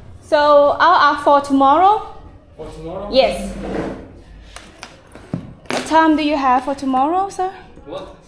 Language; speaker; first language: English; non-native, learner; Thai